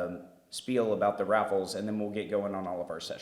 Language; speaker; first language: English; native; English